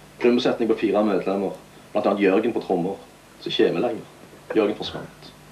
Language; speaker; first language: Norwegian; native; Norwegian